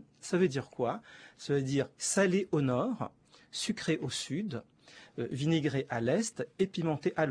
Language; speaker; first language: French; native; French